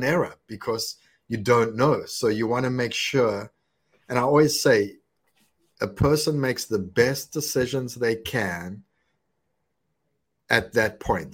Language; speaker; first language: English; native; English